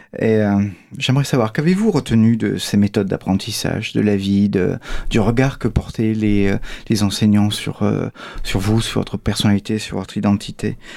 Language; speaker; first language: French; native; French